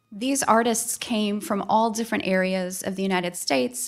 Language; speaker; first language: English; native; English